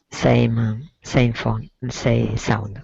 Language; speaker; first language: English; non-native, learner; Spanish